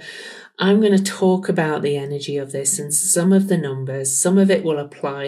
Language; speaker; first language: English; native; English